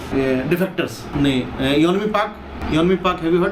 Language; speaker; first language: English; non-native, local second language; Hindi